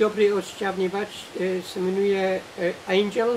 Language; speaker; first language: Czech; non-native, learner; English